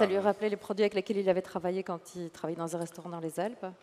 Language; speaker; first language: French; native; French